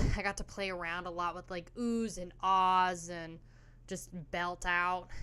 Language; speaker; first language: English; native; English